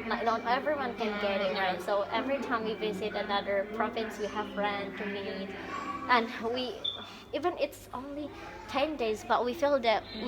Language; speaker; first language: English; non-native, fluent; Indonesian